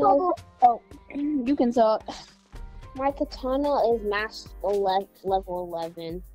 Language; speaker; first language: English; native; English